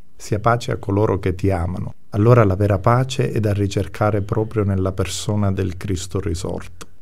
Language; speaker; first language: Italian; native; Italian